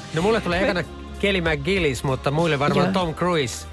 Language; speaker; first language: Finnish; native; Finnish